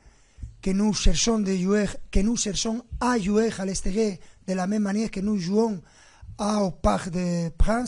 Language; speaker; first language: French; non-native, fluent; Spanish